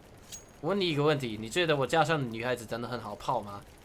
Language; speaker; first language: Chinese; non-native, learner; English